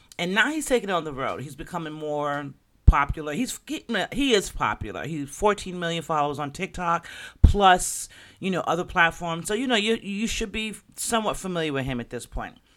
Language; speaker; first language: English; native; English